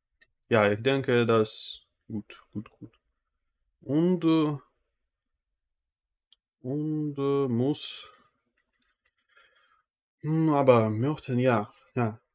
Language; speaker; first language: German; non-native, learner; Russian